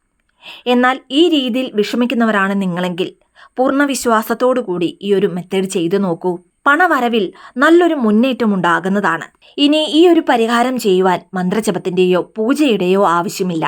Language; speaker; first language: Malayalam; native; Malayalam